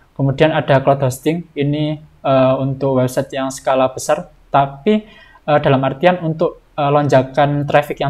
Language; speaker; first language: Indonesian; native; Indonesian